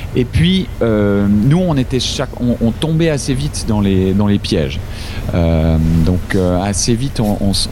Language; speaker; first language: French; native; French